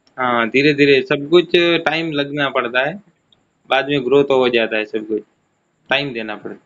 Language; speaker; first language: Hindi; non-native, local second language; Gujarati